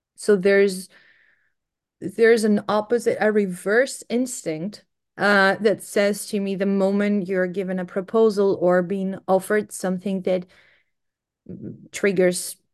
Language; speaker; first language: English; non-native, fluent; Greek